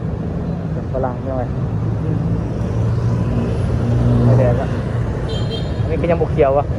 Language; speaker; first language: Thai; non-native, local second language; Lao